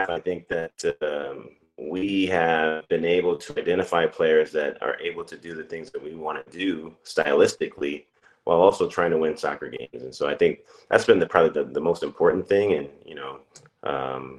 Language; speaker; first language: English; native; English